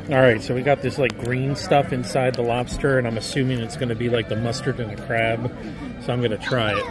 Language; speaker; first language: English; native; English